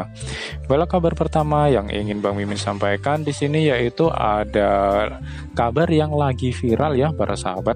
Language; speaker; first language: Indonesian; native; Indonesian